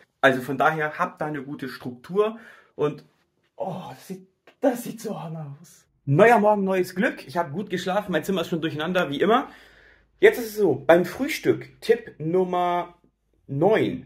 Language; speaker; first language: German; native; German